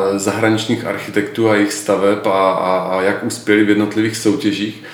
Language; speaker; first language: Czech; native; Czech